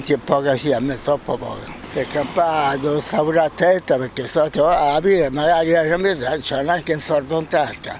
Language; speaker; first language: Italian; native; Italian